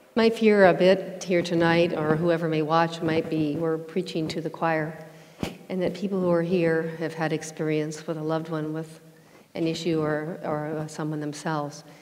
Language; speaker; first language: English; native; English